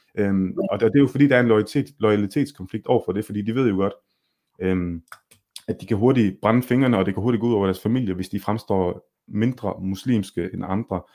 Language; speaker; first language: Danish; early bilingual, other home language; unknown